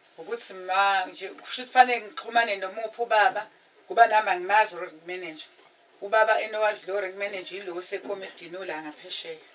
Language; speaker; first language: Zulu; native; Zulu